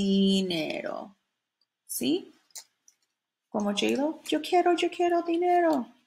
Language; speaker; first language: Spanish; non-native, fluent; English